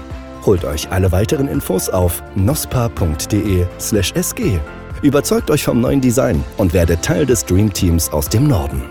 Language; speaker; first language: German; native; German